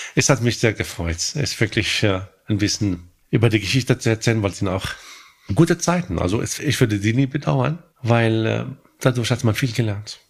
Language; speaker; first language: German; non-native, fluent; Arabic